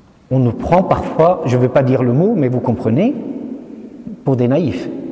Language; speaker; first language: French; non-native, fluent; Syriac